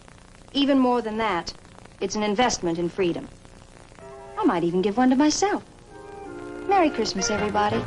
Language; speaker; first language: English; native; English